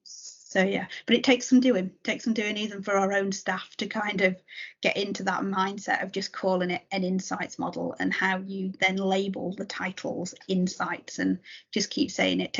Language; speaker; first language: English; native; English